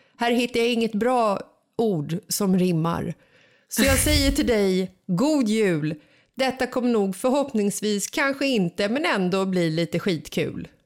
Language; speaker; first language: Swedish; native; Swedish